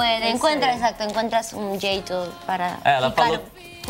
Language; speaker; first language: Portuguese; non-native, learner; Spanish